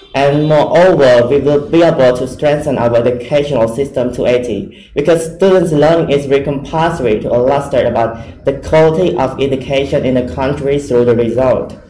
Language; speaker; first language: English; non-native, fluent; Khmer